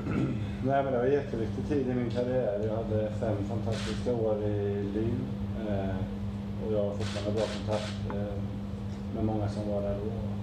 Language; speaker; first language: Swedish; native; Swedish